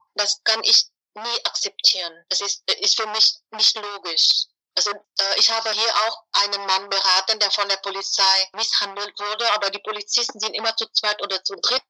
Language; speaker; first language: German; non-native, fluent; Vietnamese